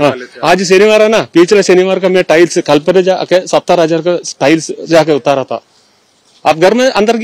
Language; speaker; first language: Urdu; non-native, local second language; Malayalam